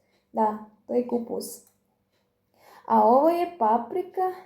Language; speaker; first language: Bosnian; non-native, learner; Filipino